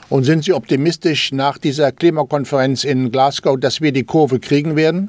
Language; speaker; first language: German; native; German